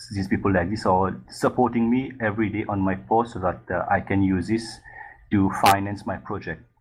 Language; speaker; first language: English; non-native, fluent; Morisyen